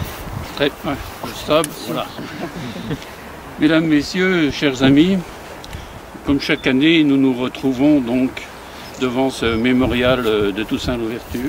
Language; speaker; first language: French; native; French